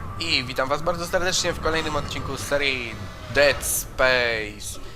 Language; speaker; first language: Polish; native; Polish